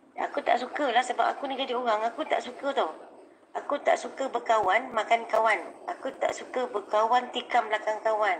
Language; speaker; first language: Malay; native; Malay